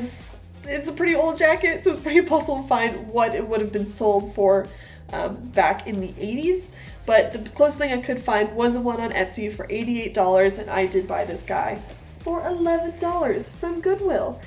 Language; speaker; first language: English; native; English